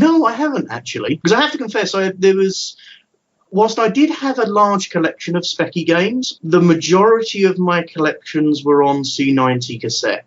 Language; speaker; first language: English; native; English